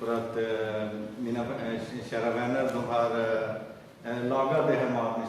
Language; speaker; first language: Swedish; non-native, fluent; Urdu